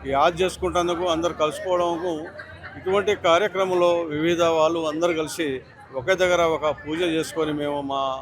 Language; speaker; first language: Telugu; non-native, local second language; Lambadi